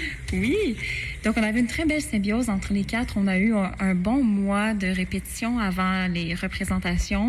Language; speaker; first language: French; native; French